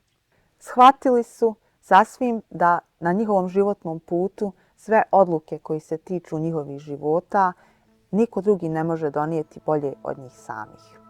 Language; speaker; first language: Bosnian; native; Bosnian